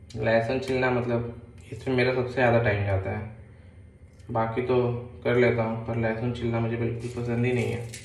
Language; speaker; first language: Hindi; native; Hindi